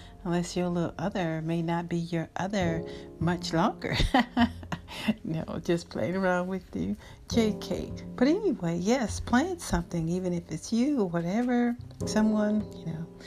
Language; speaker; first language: English; native; English